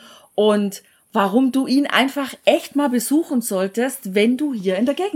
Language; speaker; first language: German; native; German